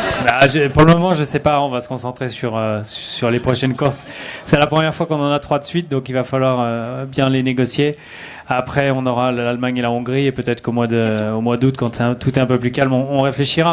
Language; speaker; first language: French; native; French